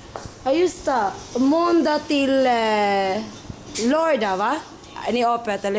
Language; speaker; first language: Swedish; non-native, learner; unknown